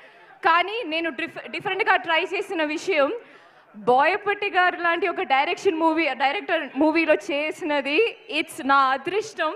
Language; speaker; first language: Telugu; non-native, fluent; Malayalam